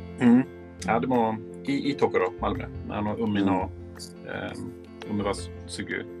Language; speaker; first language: Japanese; non-native, learner; Swedish